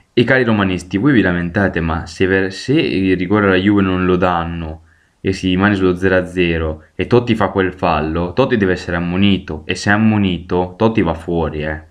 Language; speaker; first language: Italian; native; Italian